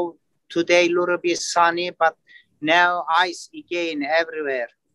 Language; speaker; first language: English; non-native, learner; Turkish